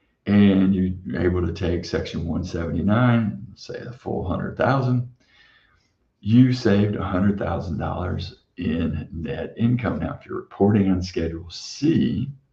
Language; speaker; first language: English; native; English